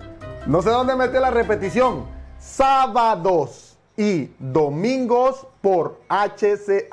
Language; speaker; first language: Spanish; native; Spanish